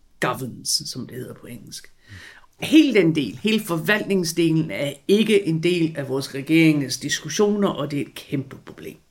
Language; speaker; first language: Danish; non-native, fluent; English